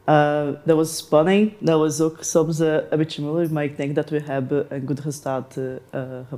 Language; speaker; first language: Dutch; non-native, learner; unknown